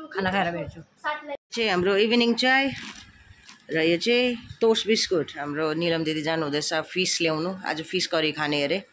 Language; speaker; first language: Nepali; native; Nepali